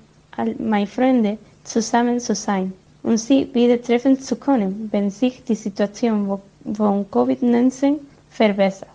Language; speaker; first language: German; non-native, learner; Spanish